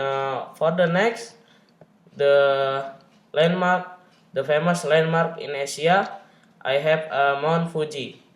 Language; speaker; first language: English; non-native, learner; Indonesian